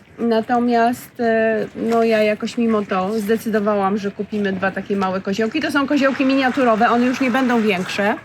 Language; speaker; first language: Polish; native; Polish